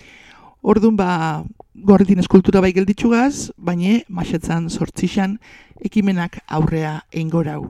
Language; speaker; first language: Basque; native; Basque